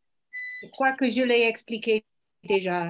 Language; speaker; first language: French; non-native, fluent; English